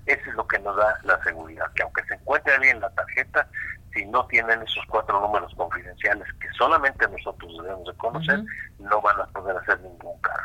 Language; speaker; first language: Spanish; native; Spanish